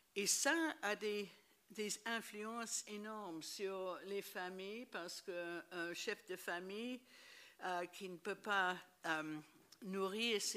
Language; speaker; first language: French; non-native, fluent; English